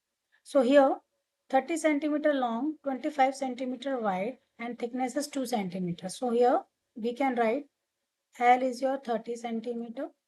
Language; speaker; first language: English; non-native, local second language; Hindi